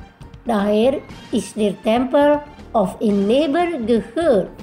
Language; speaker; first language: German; non-native, learner; Indonesian